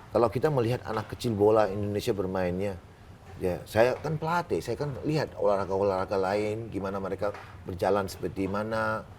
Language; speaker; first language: Indonesian; non-native, fluent; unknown